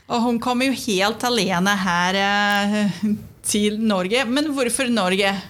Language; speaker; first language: Norwegian; non-native, fluent; Portuguese